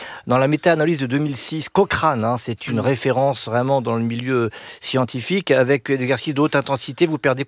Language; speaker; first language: French; native; French